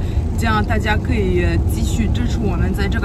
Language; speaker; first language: Chinese; non-native, fluent; French